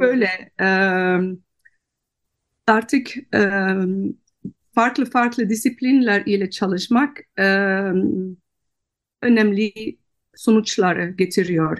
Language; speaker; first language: Turkish; non-native, fluent; Dutch